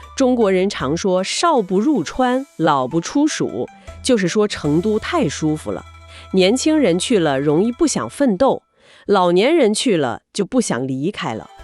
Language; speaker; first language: Chinese; native; Chinese